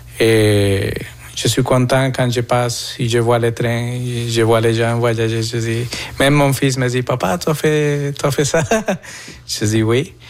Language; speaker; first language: French; non-native, fluent; Spanish